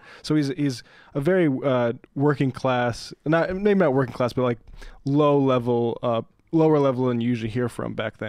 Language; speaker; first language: English; native; English